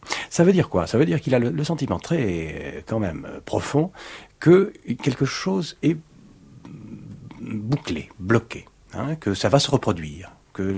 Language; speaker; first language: French; native; French